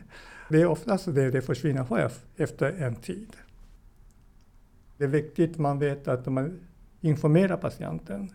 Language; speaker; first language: Swedish; non-native, fluent; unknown